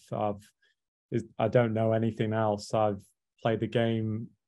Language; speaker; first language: English; native; English